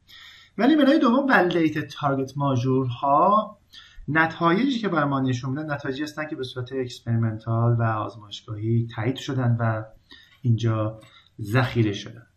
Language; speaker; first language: Persian; native; Persian